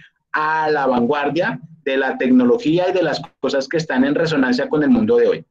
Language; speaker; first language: Spanish; native; Spanish